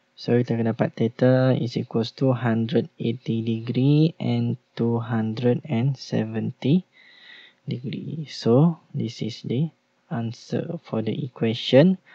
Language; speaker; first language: English; non-native, local second language; Malay